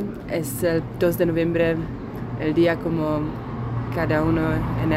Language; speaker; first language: Spanish; non-native, fluent; Czech